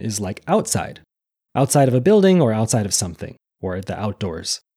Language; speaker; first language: English; native; English